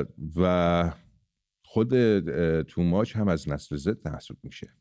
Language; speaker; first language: Persian; native; Persian